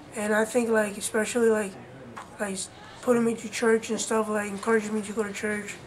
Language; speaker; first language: English; early bilingual, other home language; Spanish